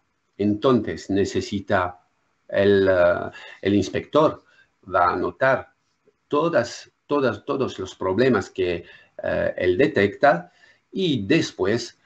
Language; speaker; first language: Spanish; non-native, learner; French